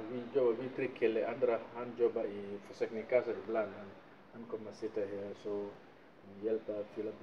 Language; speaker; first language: Swedish; non-native, learner; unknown